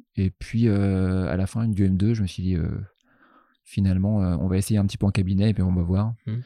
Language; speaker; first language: French; native; French